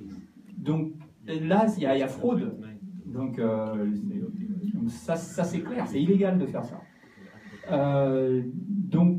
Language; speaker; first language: French; native; French